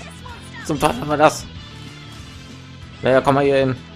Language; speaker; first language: German; native; German